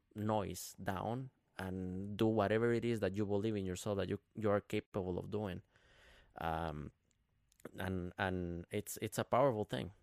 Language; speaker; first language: English; non-native, fluent; Spanish